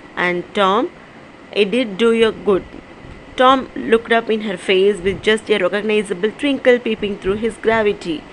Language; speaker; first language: English; non-native, local second language; Tamil